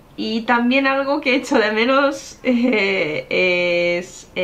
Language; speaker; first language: Spanish; non-native, fluent; Japanese